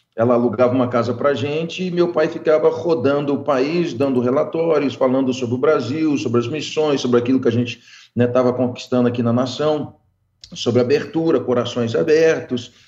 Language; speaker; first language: Portuguese; early bilingual, other home language; English